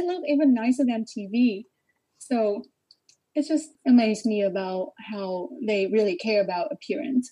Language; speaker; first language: English; non-native, learner; Vietnamese